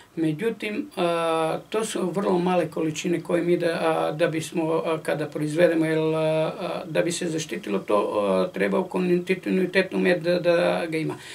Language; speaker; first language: Serbian; native; Serbian